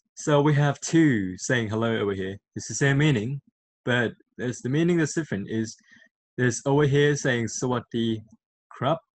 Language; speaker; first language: English; non-native, fluent; Thai